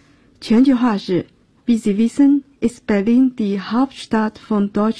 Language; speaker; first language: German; non-native, fluent; Chinese